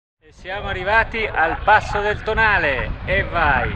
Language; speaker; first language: Italian; native; Italian